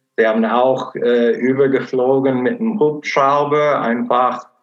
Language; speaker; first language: German; non-native, fluent; English